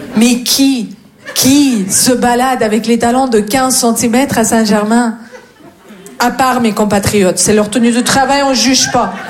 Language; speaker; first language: French; non-native, fluent; Russian